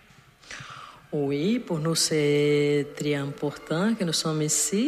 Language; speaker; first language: French; non-native, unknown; Portuguese